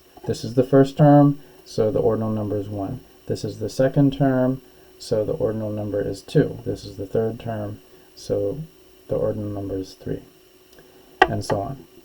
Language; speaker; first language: English; native; English